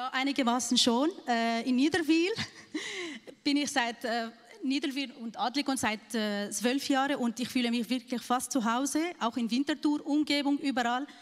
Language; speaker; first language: German; non-native, learner; Arabic